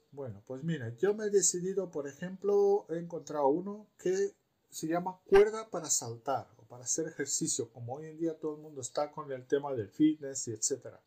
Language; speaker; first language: Spanish; non-native, fluent; Romanian